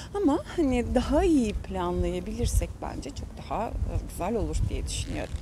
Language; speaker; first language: Turkish; non-native, fluent; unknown